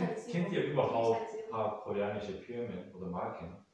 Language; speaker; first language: German; non-native, learner; Korean